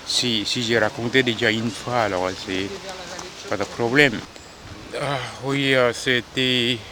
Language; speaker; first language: French; non-native, fluent; Korean